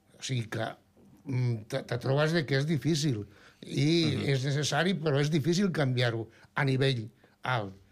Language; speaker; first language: Catalan; non-native, local second language; Spanish